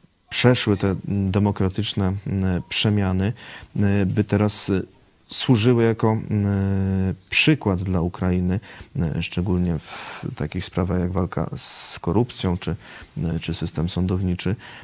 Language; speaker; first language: Polish; native; Polish